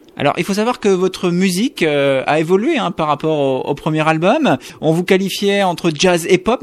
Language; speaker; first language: French; native; French